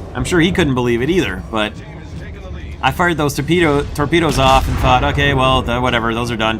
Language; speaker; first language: English; native; English